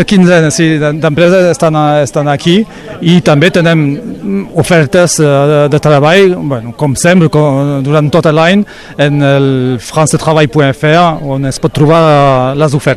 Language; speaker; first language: Catalan; non-native, local second language; French